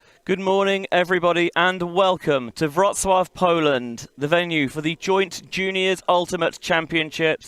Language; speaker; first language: English; native; English